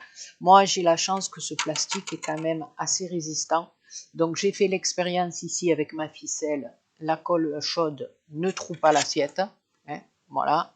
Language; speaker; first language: French; native; French